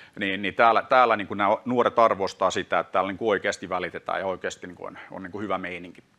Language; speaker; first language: Finnish; non-native, local second language; Swedish